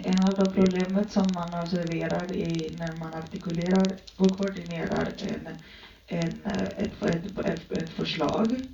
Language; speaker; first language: Swedish; early bilingual, other home language; Spanish